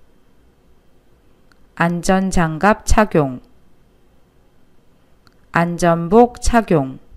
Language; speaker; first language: Korean; native; Korean